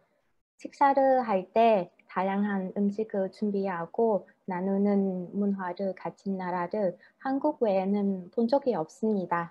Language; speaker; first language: Korean; non-native, fluent; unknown